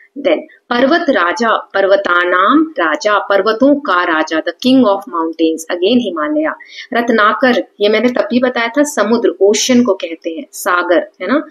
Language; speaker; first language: Hindi; native; Hindi